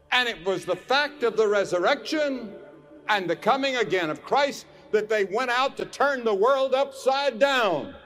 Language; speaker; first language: English; native; English